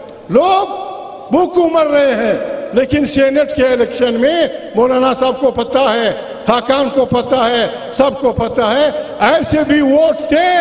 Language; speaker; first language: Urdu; non-native, local second language; Pashto